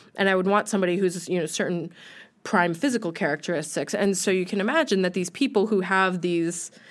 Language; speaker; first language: English; native; English